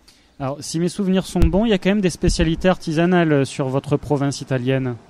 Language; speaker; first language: French; native; French